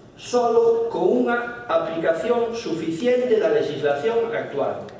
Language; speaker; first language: Spanish; non-native, local second language; Galician